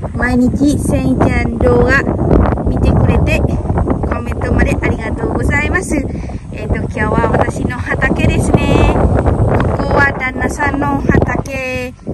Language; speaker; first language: Japanese; non-native, learner; Lao